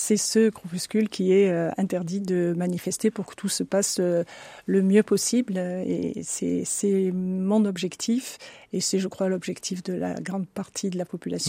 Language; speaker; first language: French; native; French